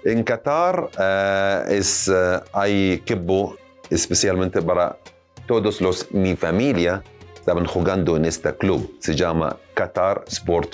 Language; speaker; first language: Spanish; non-native, learner; Arabic